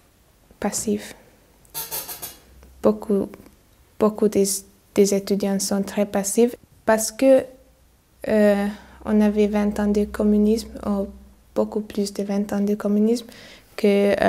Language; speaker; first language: French; non-native, learner; Hungarian